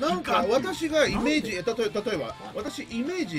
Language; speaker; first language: Japanese; non-native, learner; Spanish